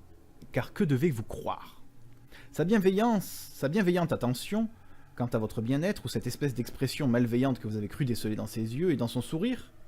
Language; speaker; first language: French; native; French